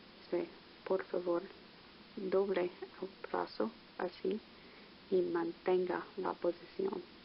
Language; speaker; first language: Spanish; non-native, learner; English